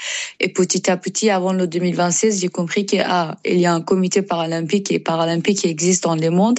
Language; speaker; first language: French; non-native, learner; Persian